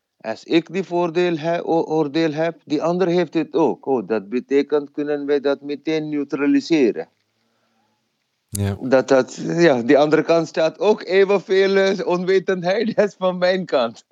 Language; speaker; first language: Dutch; non-native, fluent; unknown